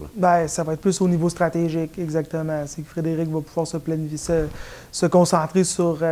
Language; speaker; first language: French; native; French